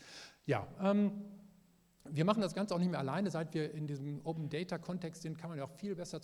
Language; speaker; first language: German; native; German